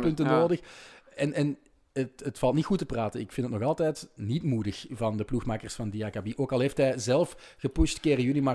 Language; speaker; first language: Dutch; native; Dutch